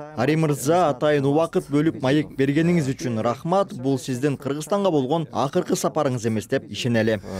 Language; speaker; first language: Kyrgyz; native; Kyrgyz